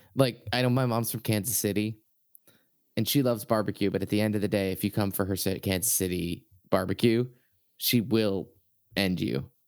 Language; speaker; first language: English; native; English